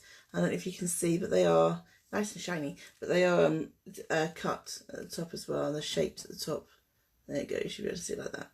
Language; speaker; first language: English; native; English